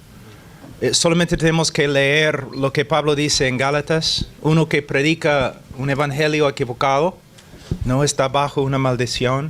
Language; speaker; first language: Spanish; non-native, fluent; English